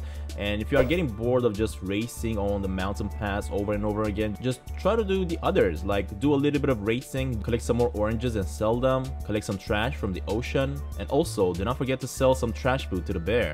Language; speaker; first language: English; non-native, fluent; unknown